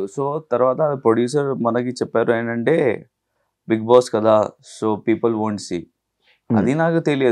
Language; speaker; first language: Telugu; non-native, local second language; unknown